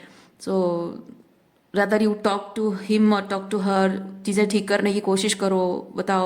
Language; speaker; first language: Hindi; native; Hindi